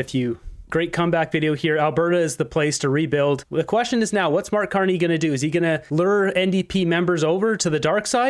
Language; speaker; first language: English; native; English